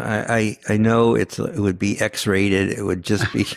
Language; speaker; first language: English; early bilingual, other home language; Yiddish